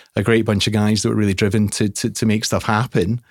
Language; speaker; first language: English; native; English